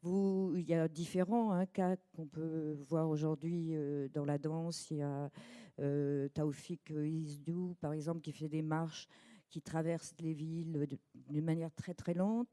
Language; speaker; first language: French; native; French